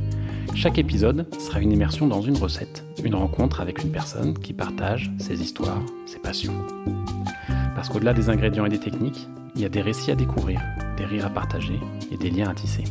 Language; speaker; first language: French; native; French